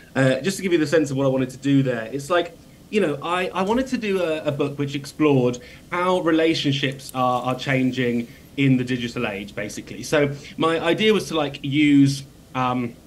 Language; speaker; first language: English; native; English